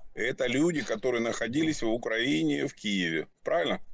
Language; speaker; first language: Ukrainian; non-native, local second language; Russian